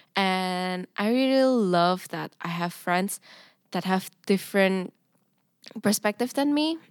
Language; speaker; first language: English; non-native, fluent; Indonesian